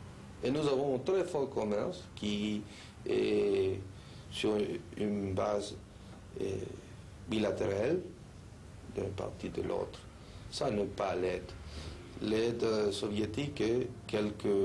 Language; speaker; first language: French; non-native, fluent; Spanish